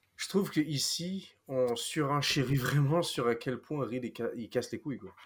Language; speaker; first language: French; non-native, fluent; English